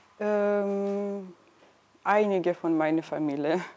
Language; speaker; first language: German; non-native, learner; Russian